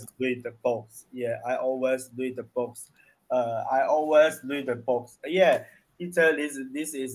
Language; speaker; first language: English; non-native, learner; Chinese